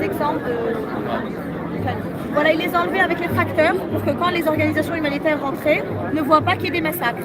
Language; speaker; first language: French; native; French